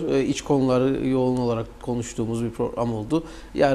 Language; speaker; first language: Turkish; native; Turkish